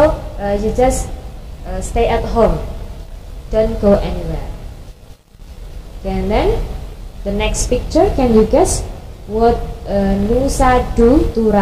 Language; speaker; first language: English; non-native, fluent; Indonesian